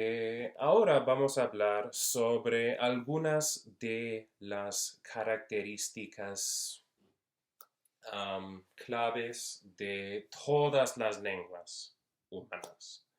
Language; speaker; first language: Spanish; non-native, fluent; English